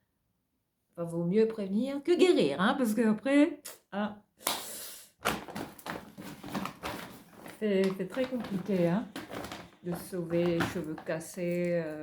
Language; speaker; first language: French; native; French